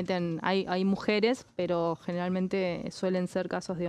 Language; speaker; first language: Spanish; native; Spanish